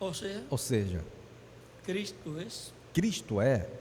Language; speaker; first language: Portuguese; native; Portuguese